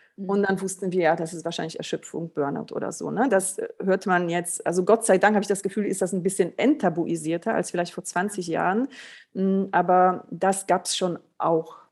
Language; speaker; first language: German; early bilingual, other home language; Polish